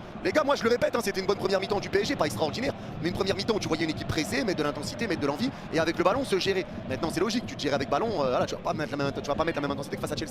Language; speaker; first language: French; native; French